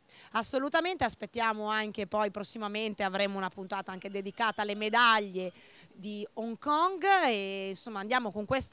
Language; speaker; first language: Italian; native; Italian